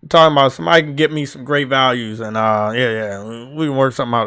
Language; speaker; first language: English; native; English